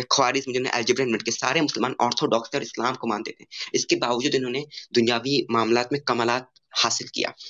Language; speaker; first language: Hindi; native; Hindi